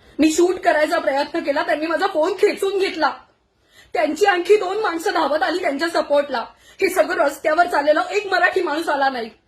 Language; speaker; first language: Marathi; native; Marathi